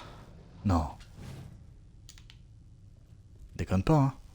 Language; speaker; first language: French; native; French